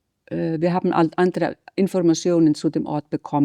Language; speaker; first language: German; non-native, fluent; Icelandic